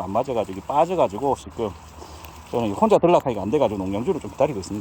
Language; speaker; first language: Korean; native; Korean